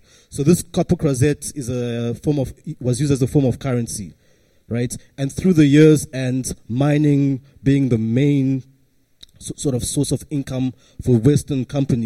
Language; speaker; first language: English; early bilingual, other home language; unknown